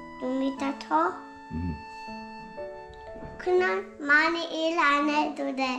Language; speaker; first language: Korean; early bilingual, heritage; Korean